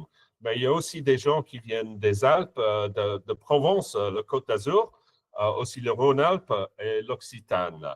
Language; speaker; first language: French; non-native, fluent; English